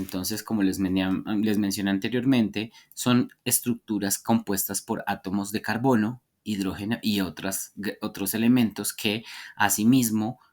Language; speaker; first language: Spanish; native; Spanish